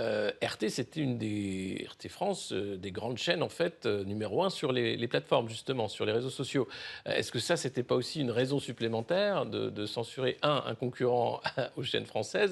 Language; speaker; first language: French; native; French